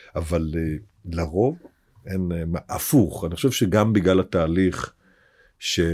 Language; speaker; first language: Hebrew; native; Hebrew